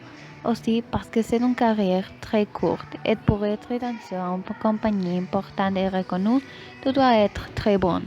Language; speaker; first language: French; non-native, learner; Spanish